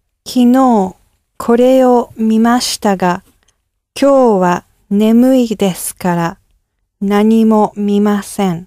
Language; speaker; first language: Japanese; non-native, learner; English